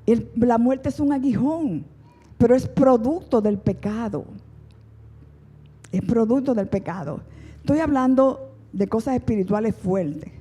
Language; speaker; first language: Spanish; native; Spanish